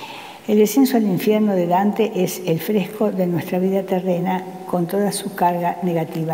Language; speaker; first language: Spanish; native; Spanish